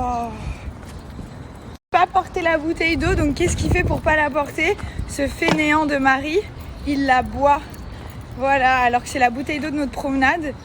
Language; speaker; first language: French; native; French